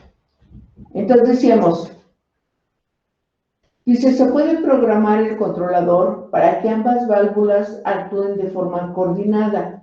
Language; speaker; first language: Spanish; native; Spanish